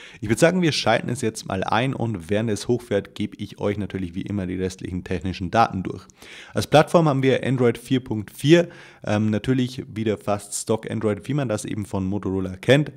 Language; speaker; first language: German; native; German